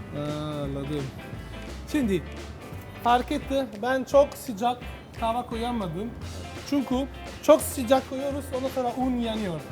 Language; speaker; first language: Turkish; non-native, learner; Italian